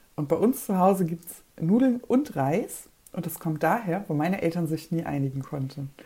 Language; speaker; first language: German; early bilingual, other home language; Polish